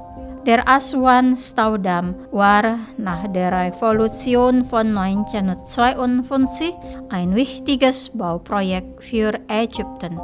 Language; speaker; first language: German; non-native, fluent; Indonesian